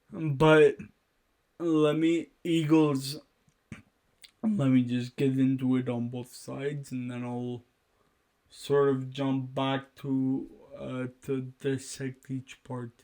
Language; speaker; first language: English; native; English